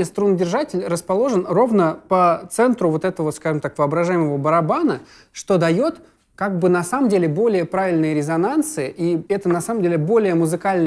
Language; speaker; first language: Russian; native; Russian